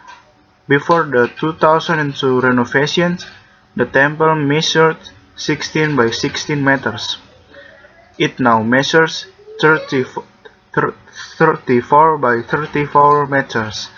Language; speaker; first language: English; non-native, learner; Indonesian